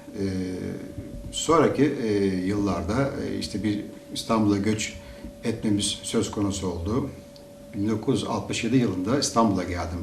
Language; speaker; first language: Turkish; native; Turkish